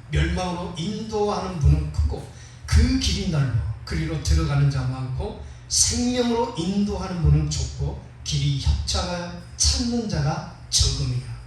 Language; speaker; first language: Korean; native; Korean